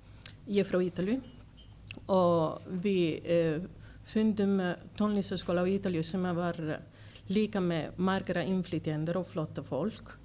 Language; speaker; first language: Icelandic; non-native, learner; Italian